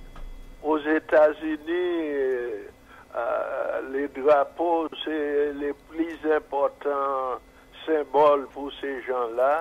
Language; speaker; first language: French; non-native, fluent; English